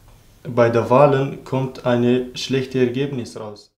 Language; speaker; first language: German; non-native, fluent; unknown